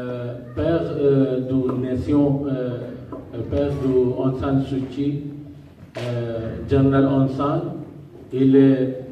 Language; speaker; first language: French; non-native, learner; Rohingya